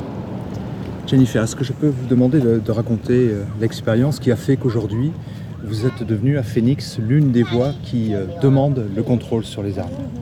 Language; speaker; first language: French; native; French